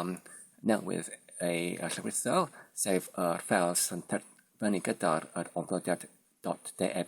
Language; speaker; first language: Welsh; non-native, learner; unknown